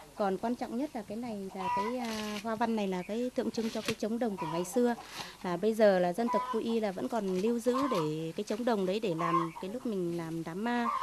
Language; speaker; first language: Vietnamese; non-native, local second language; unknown